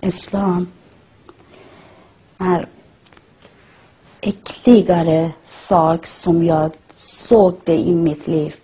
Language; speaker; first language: Swedish; non-native, learner; Persian